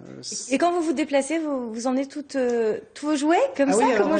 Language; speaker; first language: French; native; French